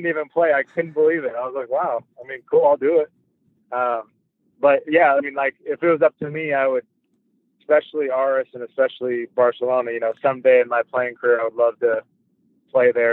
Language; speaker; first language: English; native; English